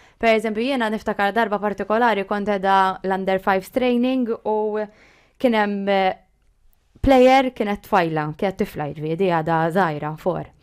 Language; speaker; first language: Maltese; native; Maltese